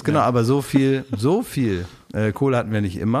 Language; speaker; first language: German; native; German